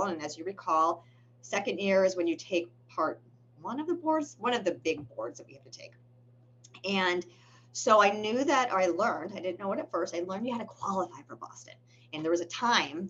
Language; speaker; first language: English; native; English